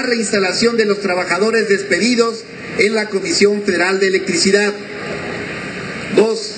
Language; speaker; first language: Spanish; native; Spanish